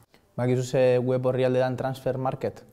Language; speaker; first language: Basque; native; Basque